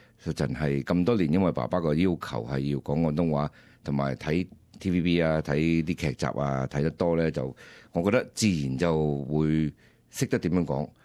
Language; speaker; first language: Cantonese; early bilingual, heritage; Cantonese